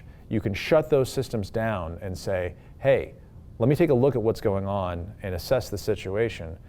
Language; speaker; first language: English; native; English